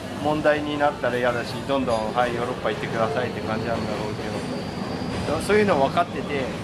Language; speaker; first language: Japanese; native; Japanese